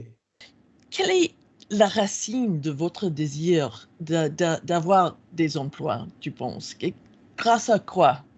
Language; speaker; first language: French; non-native, fluent; English